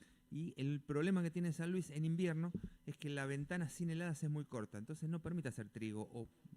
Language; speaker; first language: Spanish; native; Spanish